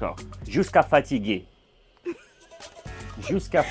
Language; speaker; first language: French; non-native, fluent; Russian